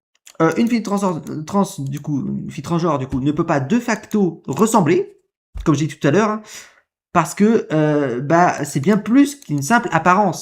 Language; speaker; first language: French; native; French